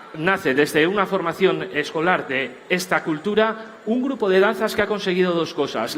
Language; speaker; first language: Spanish; native; Spanish